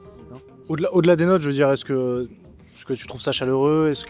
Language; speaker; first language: French; native; French